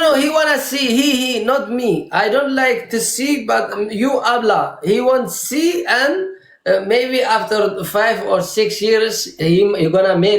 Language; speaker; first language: English; non-native, learner; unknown